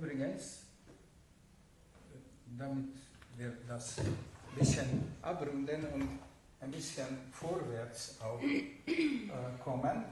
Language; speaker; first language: German; non-native, fluent; Hungarian